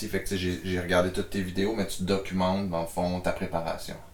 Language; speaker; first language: French; native; French